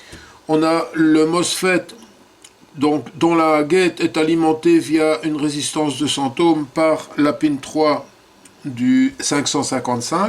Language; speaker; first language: French; native; French